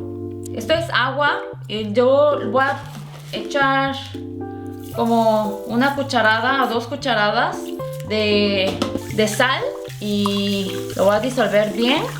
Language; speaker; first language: Spanish; non-native, fluent; Korean